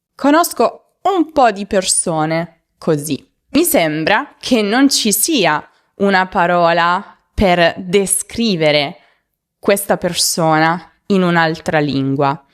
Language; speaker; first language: Italian; native; Italian